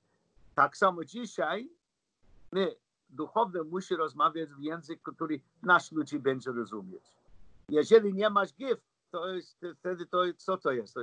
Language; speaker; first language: Polish; non-native, learner; English